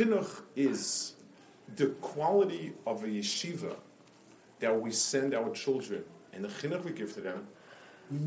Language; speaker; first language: English; native; English